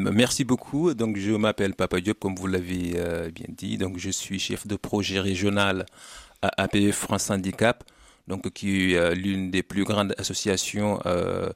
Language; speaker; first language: French; non-native, local second language; Wolof